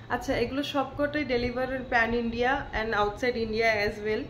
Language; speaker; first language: Hindi; non-native, local second language; Bangla